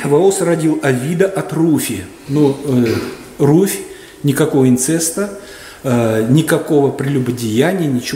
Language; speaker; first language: Russian; native; Russian